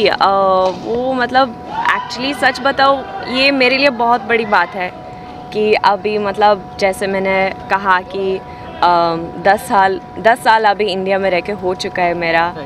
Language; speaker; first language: Hindi; non-native, fluent; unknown